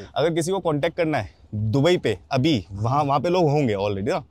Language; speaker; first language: Hindi; native; Hindi